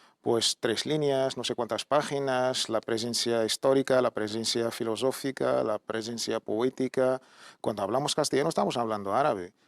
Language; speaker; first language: Spanish; non-native, fluent; Arabic